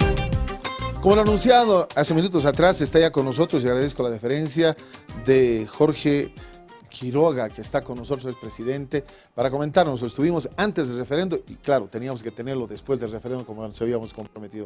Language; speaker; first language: Spanish; native; Spanish